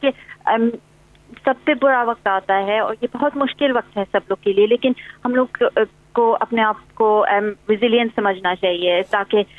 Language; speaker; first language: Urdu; early bilingual, heritage; English